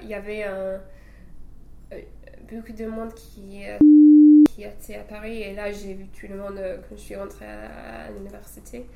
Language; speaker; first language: French; non-native, fluent; English